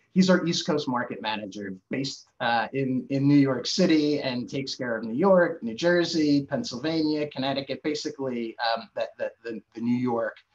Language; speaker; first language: English; native; English